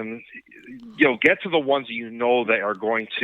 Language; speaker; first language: English; native; English